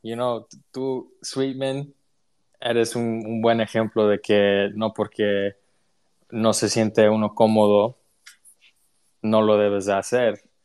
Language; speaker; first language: Spanish; early bilingual, other home language; English